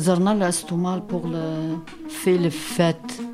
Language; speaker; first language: French; non-native, learner; Kurdish